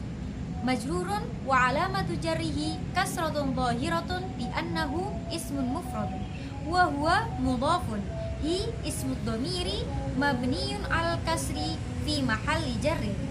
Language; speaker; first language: Arabic; non-native, learner; Indonesian